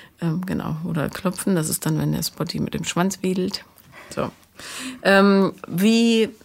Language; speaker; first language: German; native; German